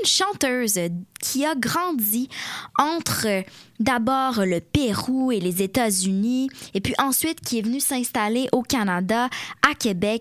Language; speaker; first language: French; native; French